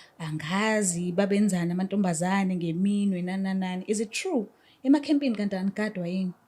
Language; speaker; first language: Zulu; native; Zulu